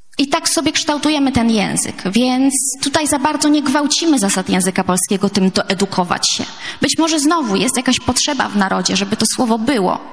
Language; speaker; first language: Polish; native; Polish